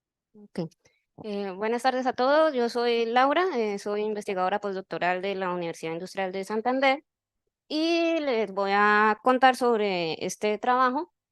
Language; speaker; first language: Spanish; native; Spanish